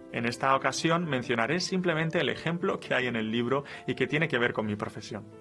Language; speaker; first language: Spanish; non-native, fluent; Romanian